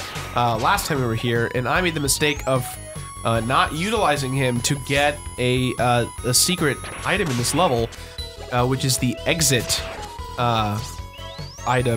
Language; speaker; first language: English; native; English